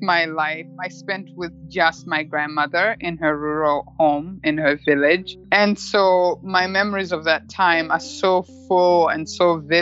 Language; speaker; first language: English; non-native, local second language; Shona